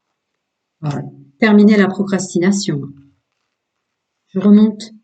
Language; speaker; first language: French; native; French